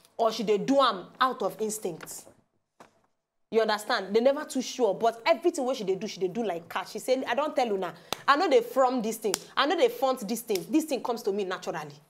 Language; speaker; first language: Nigerian Pidgin; native; Nigerian Pidgin